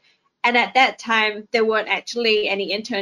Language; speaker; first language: English; native; English